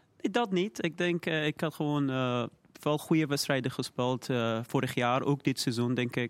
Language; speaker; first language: Dutch; non-native, learner; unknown